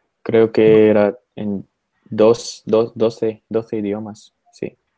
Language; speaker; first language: Spanish; non-native, fluent; Russian